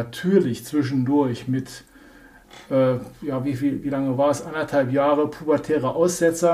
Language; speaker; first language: German; native; German